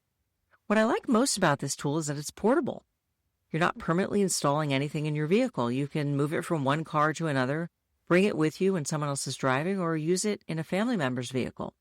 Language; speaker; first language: English; native; English